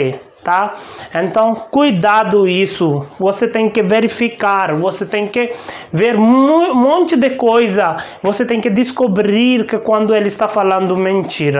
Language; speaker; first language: Portuguese; non-native, learner; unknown